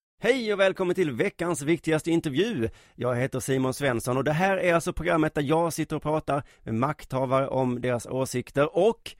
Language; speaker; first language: Swedish; native; Swedish